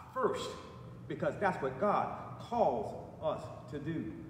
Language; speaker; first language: English; native; English